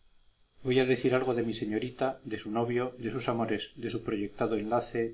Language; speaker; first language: Spanish; native; Spanish